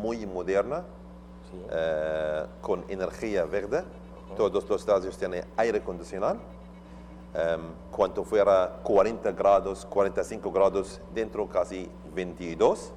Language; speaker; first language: Spanish; non-native, learner; Arabic